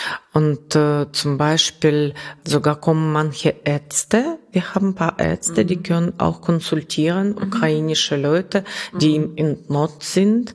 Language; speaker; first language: German; non-native, fluent; Russian